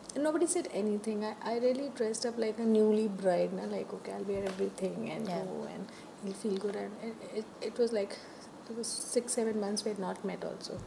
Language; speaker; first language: English; non-native, local second language; Hindi